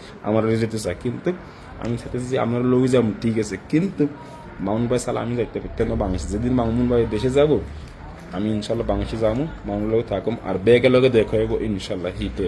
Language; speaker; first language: Bangla; non-native, fluent; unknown